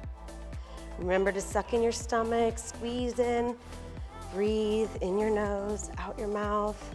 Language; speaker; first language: English; native; English